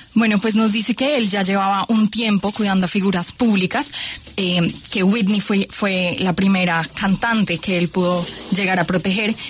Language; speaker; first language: Spanish; native; Spanish